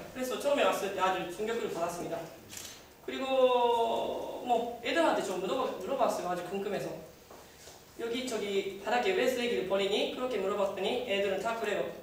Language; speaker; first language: Korean; non-native, learner; Japanese